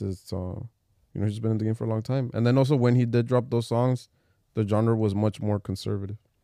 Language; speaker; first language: English; early bilingual, other home language; Spanish